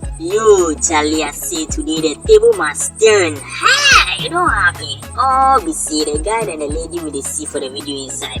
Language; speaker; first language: Nigerian Pidgin; non-native, local second language; Akan